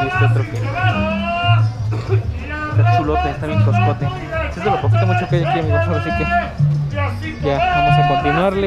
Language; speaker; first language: Spanish; native; Spanish